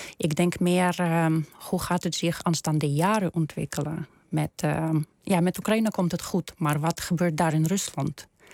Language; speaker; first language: Dutch; non-native, fluent; Russian